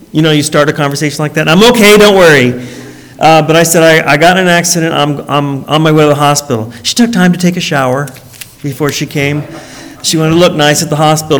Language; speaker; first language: English; native; English